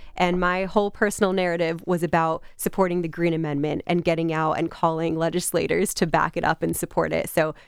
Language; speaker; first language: English; native; English